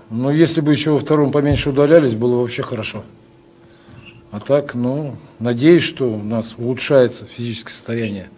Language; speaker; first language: Russian; native; Russian